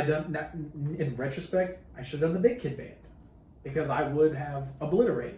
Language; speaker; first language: English; native; English